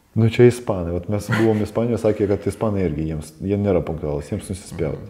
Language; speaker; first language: Lithuanian; native; Lithuanian